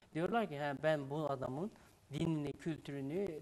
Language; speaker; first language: Turkish; non-native, fluent; Uyghur